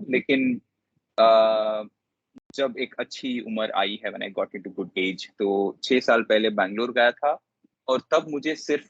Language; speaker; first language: Hindi; non-native, local second language; Telugu